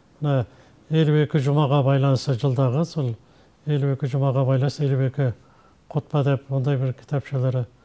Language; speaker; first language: Kazakh; early bilingual, heritage; Kazakh